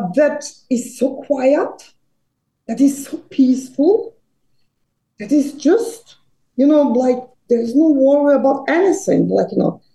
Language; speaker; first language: English; non-native, fluent; Serbian